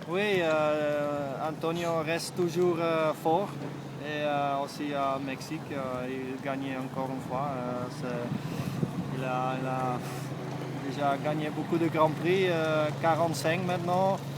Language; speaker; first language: French; non-native, fluent; Dutch